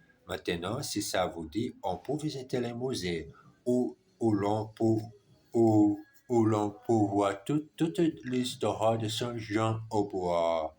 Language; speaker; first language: French; non-native, learner; German